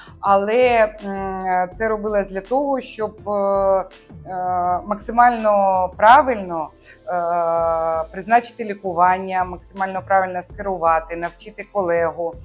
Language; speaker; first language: Ukrainian; native; Ukrainian